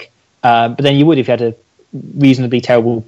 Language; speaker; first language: English; native; English